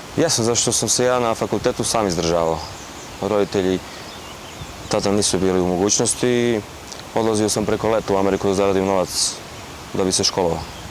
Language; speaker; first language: Serbian; native; Serbian